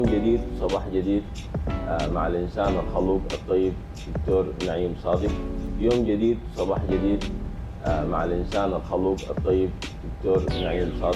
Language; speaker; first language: Arabic; native; Arabic